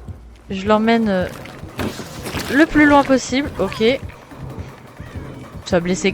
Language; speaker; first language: French; native; French